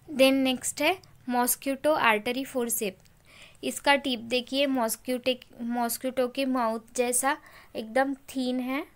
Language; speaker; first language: Hindi; non-native, local second language; Marathi